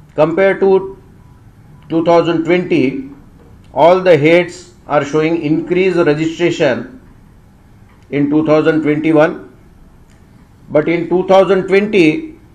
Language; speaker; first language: English; non-native, local second language; Marathi